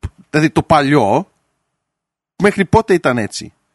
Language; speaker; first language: Greek; early bilingual, heritage; Greek